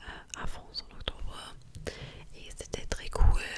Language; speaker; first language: French; non-native, fluent; German